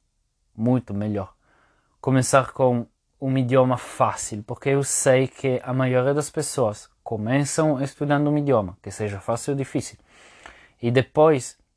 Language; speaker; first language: Portuguese; non-native, fluent; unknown